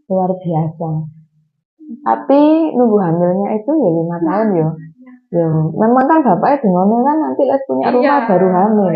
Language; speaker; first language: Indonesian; non-native, local second language; Javanese